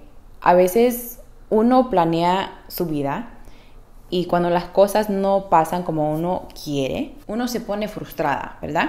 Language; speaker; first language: Spanish; early bilingual, heritage; Spanish